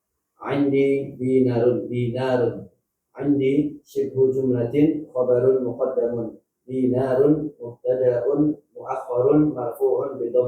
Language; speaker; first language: Arabic; non-native, learner; Indonesian